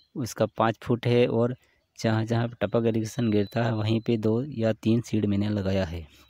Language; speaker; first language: Hindi; non-native, local second language; Gujarati